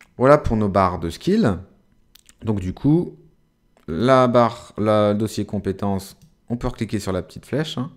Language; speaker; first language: French; native; French